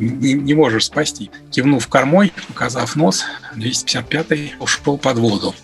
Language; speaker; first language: Russian; native; Russian